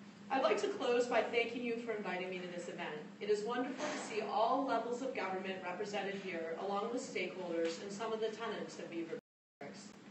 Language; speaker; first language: English; native; English